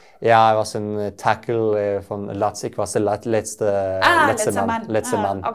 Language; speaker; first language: German; non-native, learner; Norwegian